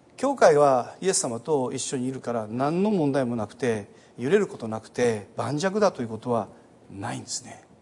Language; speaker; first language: Japanese; native; Japanese